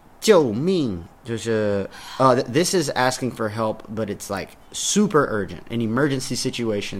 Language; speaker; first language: English; native; English